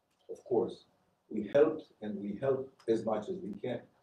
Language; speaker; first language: English; non-native, fluent; Romanian